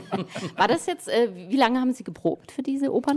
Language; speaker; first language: German; native; German